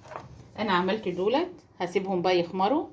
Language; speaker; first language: Arabic; native; Arabic